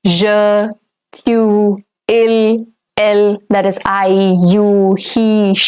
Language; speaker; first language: French; non-native, fluent; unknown